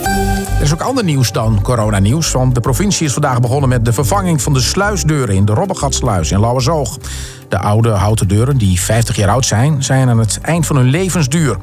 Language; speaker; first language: Dutch; native; Dutch